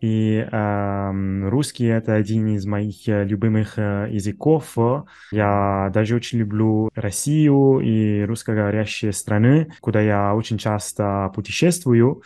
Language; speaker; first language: Russian; non-native, fluent; Italian